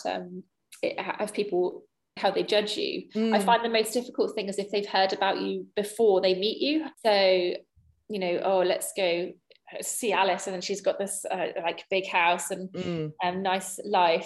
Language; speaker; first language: English; native; English